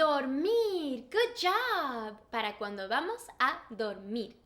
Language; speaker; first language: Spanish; non-native, fluent; English